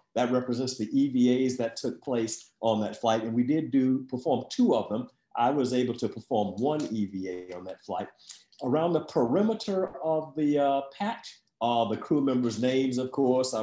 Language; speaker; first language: English; native; English